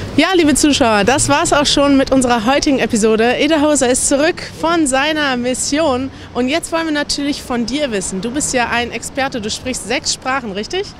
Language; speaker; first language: German; native; German